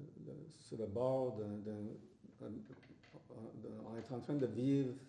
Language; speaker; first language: French; non-native, fluent; English